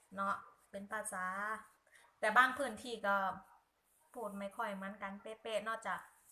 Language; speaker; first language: Thai; native; Thai